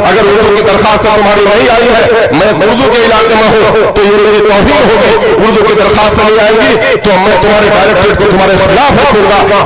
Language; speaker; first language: Urdu; native; Urdu